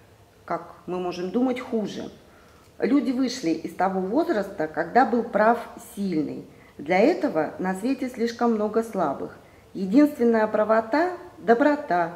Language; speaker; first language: Russian; native; Russian